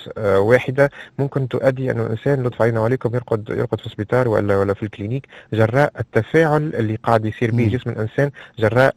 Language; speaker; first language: Arabic; native; Arabic